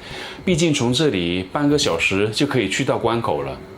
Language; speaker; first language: Chinese; native; Chinese